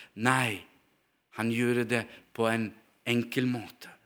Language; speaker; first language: Norwegian; non-native, fluent; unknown